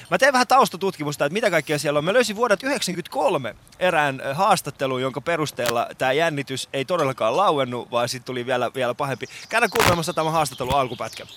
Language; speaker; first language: Finnish; native; Finnish